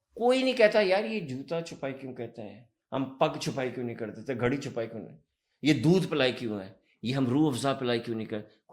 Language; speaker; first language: Urdu; early bilingual, heritage; Urdu